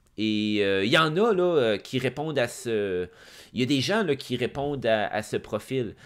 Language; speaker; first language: French; native; French